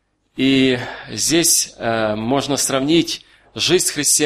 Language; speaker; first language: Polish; non-native, learner; Russian